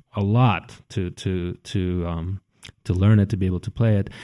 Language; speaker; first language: English; early bilingual, other home language; Russian